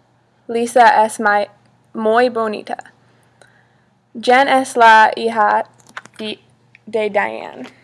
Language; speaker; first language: Spanish; non-native, learner; English